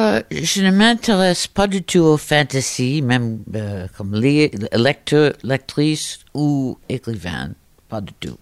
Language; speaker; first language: French; non-native, fluent; English